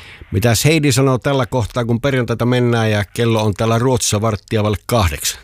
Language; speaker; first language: Finnish; native; Finnish